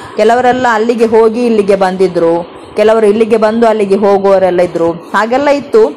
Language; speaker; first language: Kannada; non-native, local second language; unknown